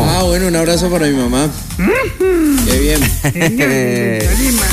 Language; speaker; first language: Spanish; native; Spanish